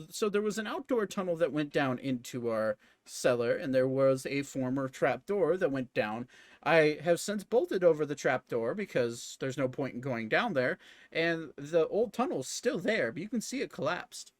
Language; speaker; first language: English; native; English